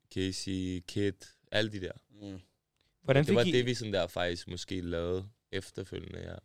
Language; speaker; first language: Danish; early bilingual, other home language; Serbian